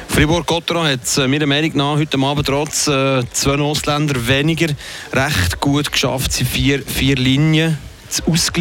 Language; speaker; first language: German; native; German